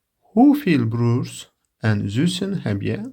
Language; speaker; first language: Dutch; non-native, learner; Turkish